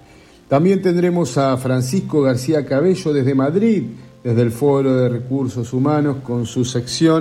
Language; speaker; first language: Spanish; native; Spanish